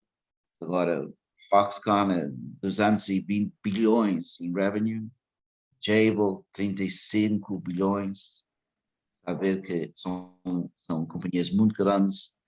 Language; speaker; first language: Portuguese; early bilingual, heritage; English